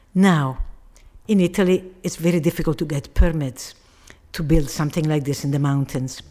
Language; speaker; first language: English; non-native, fluent; Italian